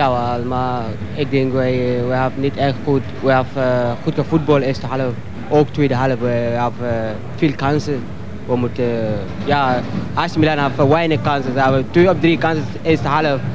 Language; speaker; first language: Dutch; non-native, learner; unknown